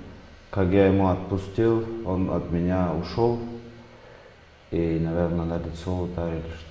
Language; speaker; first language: Russian; non-native, local second language; Tajik